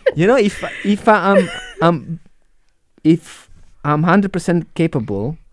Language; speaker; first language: English; non-native, fluent; Italian